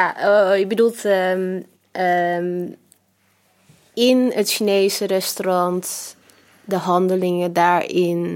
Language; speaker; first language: Dutch; early bilingual, other home language; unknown